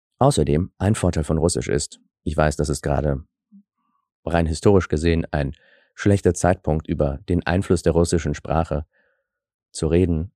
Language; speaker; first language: German; early bilingual, other home language; Russian